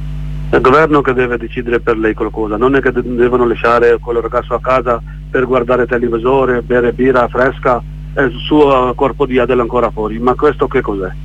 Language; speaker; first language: Italian; non-native, learner; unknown